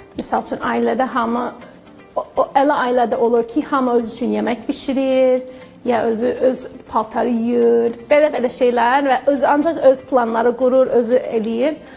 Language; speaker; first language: Azerbaijani; non-native, fluent; English